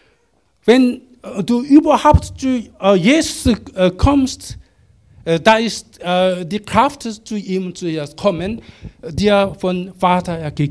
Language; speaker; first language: German; non-native, learner; Korean